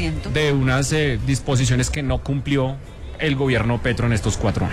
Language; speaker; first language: Spanish; native; Spanish